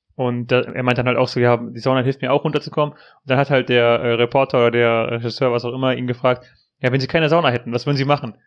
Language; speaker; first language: German; native; German